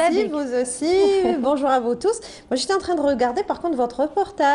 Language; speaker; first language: French; non-native, local second language; Arabic